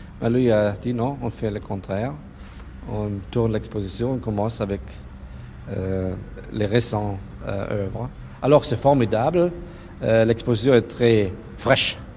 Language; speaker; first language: French; non-native, learner; German